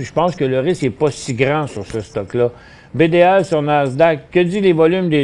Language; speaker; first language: French; native; French